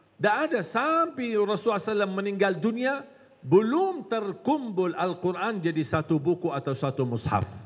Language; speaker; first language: Indonesian; non-native, fluent; Arabic